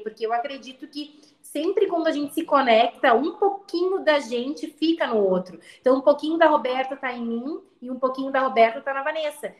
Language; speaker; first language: Portuguese; native; Portuguese